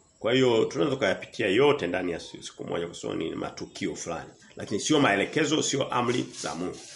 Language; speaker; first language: Swahili; native; Swahili